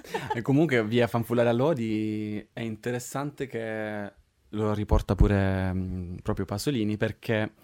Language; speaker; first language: Italian; non-native, fluent; Swedish